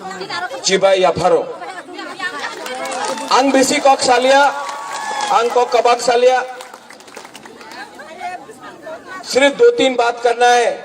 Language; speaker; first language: Hindi; non-native, local second language; Kok Borok